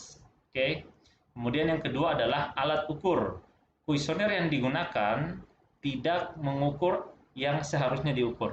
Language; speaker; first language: Indonesian; native; Indonesian